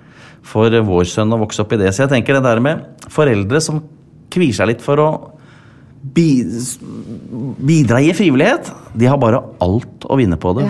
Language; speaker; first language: Norwegian; native; Norwegian